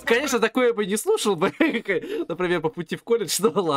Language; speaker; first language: Russian; native; Russian